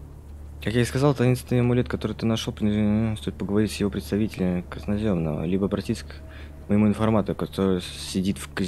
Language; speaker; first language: Russian; native; Russian